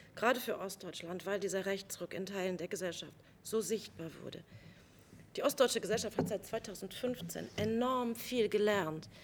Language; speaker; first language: German; native; German